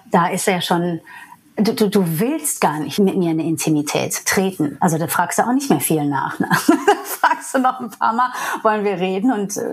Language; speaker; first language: German; non-native, fluent; English